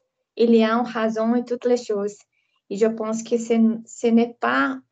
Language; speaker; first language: French; non-native, learner; Portuguese